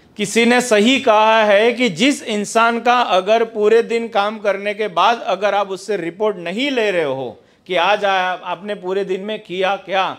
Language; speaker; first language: Hindi; non-native, local second language; Gujarati